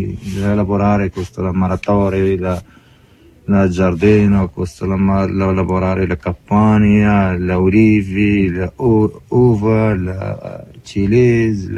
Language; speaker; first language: Italian; non-native, learner; Arabic